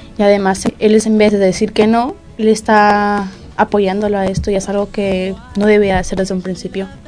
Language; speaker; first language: Spanish; native; Spanish